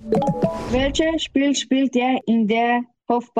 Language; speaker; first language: German; non-native, learner; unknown